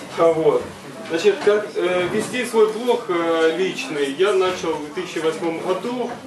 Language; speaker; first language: Russian; native; Russian